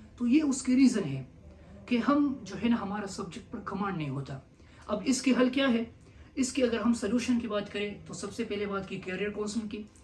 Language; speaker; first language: Urdu; non-native, local second language; Pashto